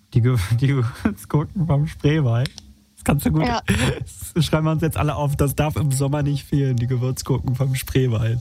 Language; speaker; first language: German; native; German